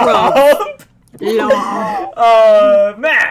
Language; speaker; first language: English; native; English